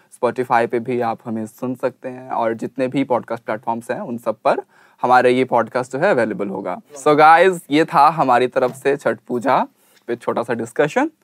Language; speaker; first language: Hindi; native; Hindi